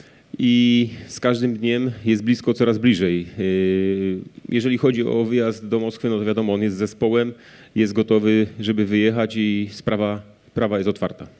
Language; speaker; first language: Polish; native; Polish